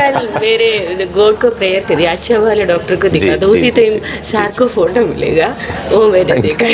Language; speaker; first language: Hindi; non-native, local second language; Malayalam